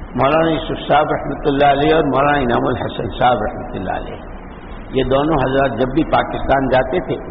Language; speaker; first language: Urdu; native; Urdu